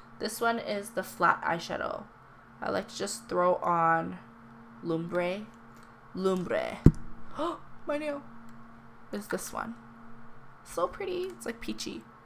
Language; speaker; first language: English; early bilingual, other home language; Korean